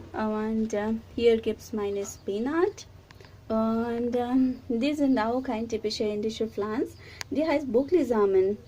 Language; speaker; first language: German; non-native, learner; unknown